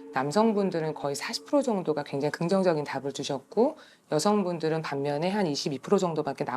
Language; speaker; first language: Korean; native; Korean